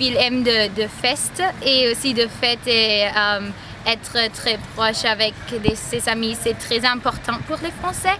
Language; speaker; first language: French; non-native, learner; English